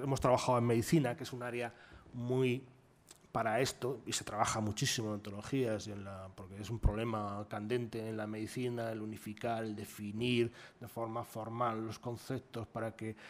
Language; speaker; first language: Spanish; native; Spanish